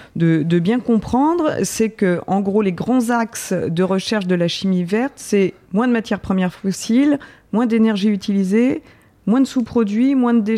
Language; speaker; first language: French; native; French